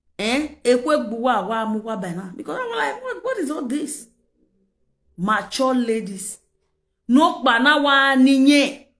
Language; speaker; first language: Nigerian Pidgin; non-native, local second language; Yoruba